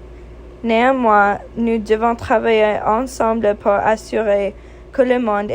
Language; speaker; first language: French; non-native, fluent; English